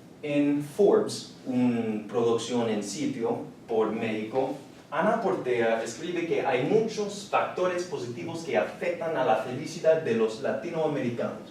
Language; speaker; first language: Spanish; non-native, learner; English